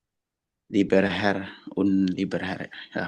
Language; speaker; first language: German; non-native, learner; Indonesian